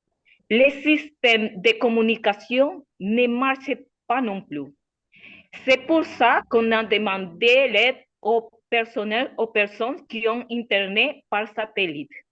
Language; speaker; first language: French; non-native, learner; Spanish